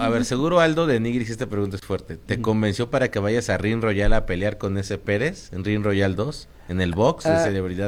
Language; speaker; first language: Spanish; native; Spanish